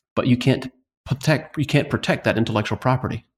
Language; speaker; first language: English; native; English